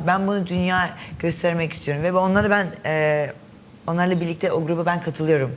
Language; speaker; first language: Turkish; early bilingual, heritage; Turkish